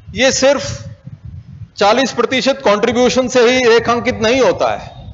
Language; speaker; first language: Hindi; native; Hindi